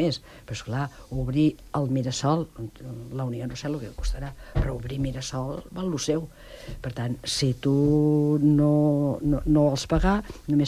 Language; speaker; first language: Catalan; native; Catalan